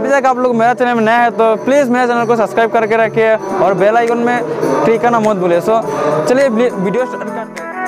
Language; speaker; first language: Hindi; non-native, local second language; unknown